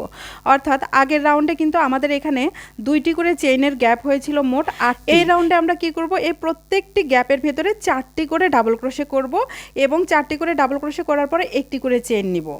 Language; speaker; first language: Bangla; native; Bangla